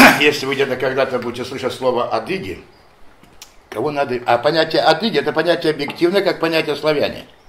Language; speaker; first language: Russian; non-native, local second language; Adyghe